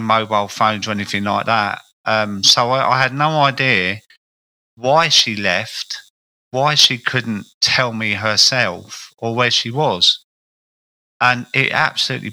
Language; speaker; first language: English; native; English